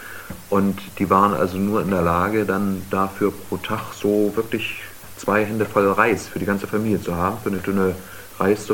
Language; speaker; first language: German; native; German